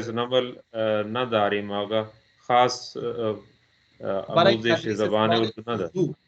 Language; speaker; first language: Persian; non-native, learner; Urdu